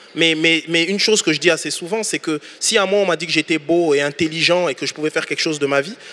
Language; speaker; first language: French; native; French